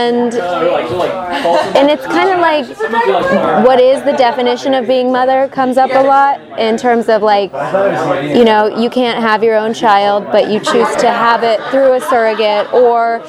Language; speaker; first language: English; native; English